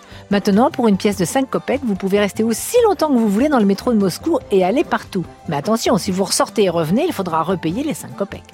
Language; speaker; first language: French; native; French